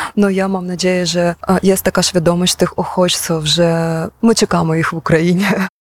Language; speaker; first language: Polish; non-native, fluent; Ukrainian